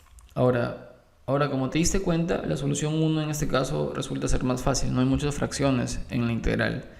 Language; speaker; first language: Spanish; native; Spanish